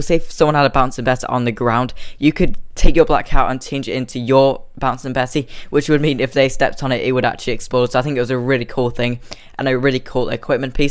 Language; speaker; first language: English; native; English